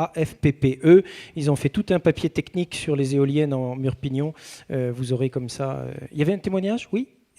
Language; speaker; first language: French; native; French